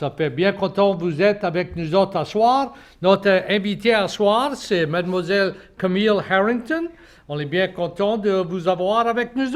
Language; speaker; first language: French; native; French